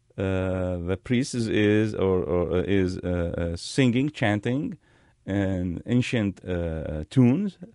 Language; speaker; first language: English; non-native, fluent; Arabic